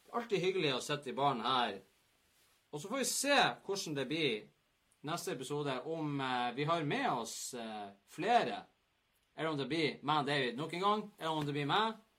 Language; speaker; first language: Norwegian; native; Norwegian